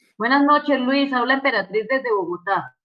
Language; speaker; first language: Spanish; native; Spanish